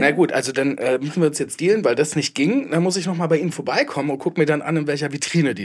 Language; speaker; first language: German; native; German